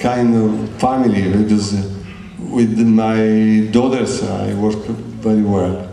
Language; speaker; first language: English; non-native, learner; Italian